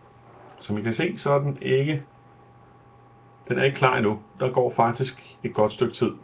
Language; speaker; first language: Danish; native; Danish